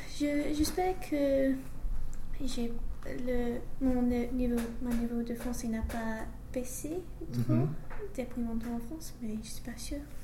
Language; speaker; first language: French; non-native, learner; English